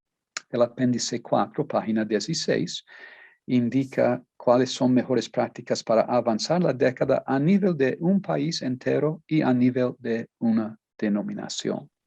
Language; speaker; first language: Spanish; non-native, fluent; Portuguese